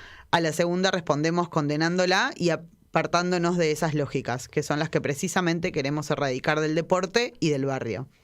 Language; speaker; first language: Spanish; native; Spanish